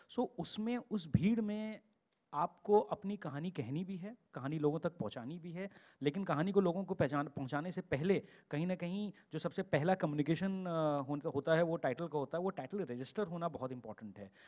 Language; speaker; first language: Hindi; native; Hindi